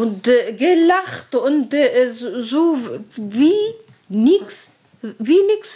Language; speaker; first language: German; non-native, learner; Arabic